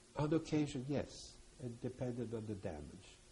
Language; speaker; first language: English; early bilingual, other home language; French